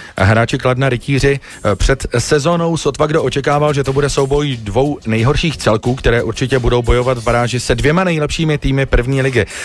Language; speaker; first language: Czech; native; Czech